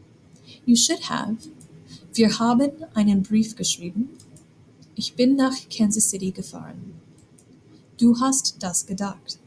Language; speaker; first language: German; non-native, fluent; English